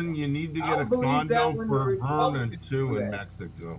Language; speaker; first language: English; native; English